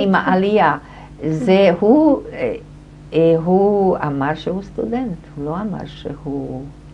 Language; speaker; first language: Hebrew; non-native, fluent; German